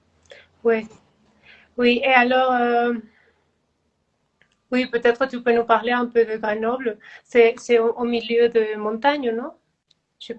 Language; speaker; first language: French; non-native, fluent; Spanish